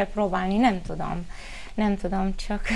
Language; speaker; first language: Hungarian; non-native, fluent; Romanian